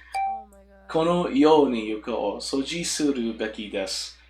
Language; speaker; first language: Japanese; non-native, learner; English